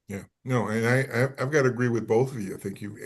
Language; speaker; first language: English; native; English